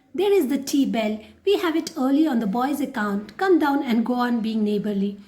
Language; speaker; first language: English; non-native, local second language; Hindi